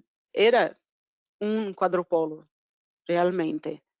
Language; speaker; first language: Spanish; non-native, fluent; Portuguese